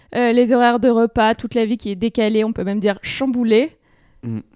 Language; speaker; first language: French; native; French